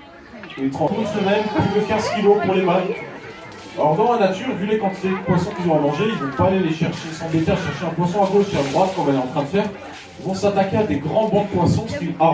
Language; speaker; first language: French; native; French